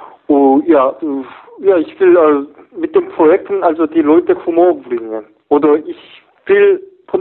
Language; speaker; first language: German; non-native, learner; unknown